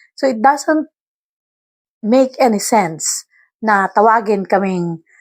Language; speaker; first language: Filipino; non-native, local second language; Iloko